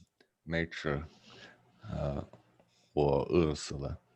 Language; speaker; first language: Chinese; non-native, learner; English